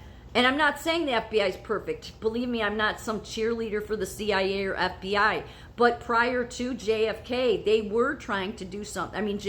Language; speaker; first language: English; native; English